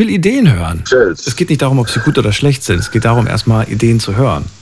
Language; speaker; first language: German; native; German